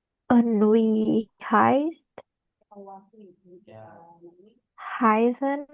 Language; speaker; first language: German; non-native, learner; Indonesian